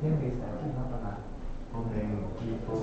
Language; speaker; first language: Spanish; non-native, learner; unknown